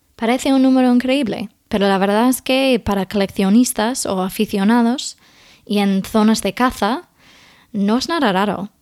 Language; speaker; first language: Spanish; non-native, fluent; English